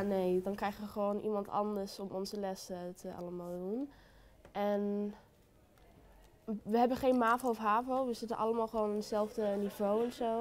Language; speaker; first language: Dutch; early bilingual, heritage; Dutch